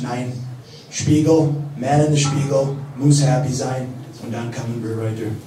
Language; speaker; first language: German; non-native, fluent; English